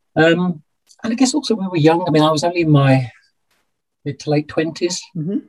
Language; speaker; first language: English; native; English